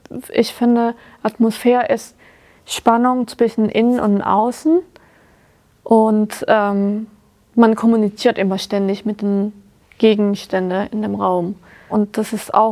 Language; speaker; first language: German; non-native, fluent; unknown